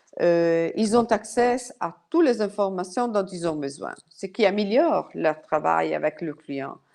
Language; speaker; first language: French; non-native, fluent; Italian